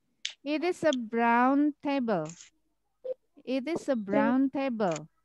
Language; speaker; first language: English; non-native, fluent; Indonesian